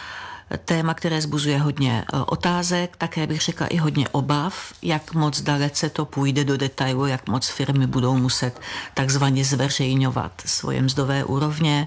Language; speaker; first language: Czech; native; Czech